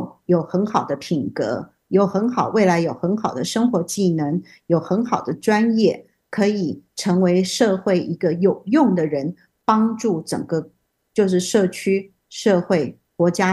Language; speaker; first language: Chinese; native; Chinese